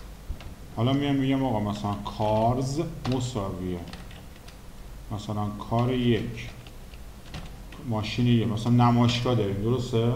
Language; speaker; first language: Persian; native; Persian